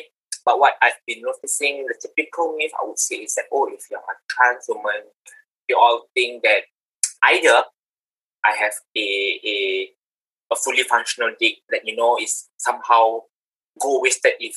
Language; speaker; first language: English; non-native, local second language; Malay